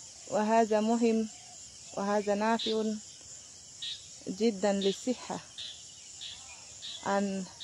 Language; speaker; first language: Arabic; non-native, learner; Bangla